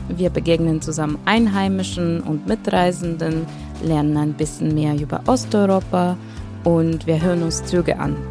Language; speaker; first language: German; non-native, fluent; Bulgarian